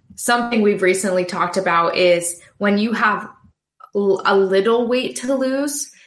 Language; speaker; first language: English; native; English